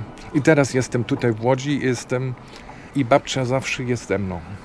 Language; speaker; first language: Polish; non-native, fluent; German